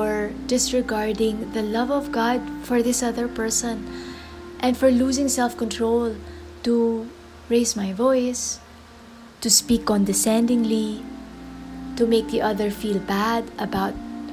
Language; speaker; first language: English; non-native, local second language; Filipino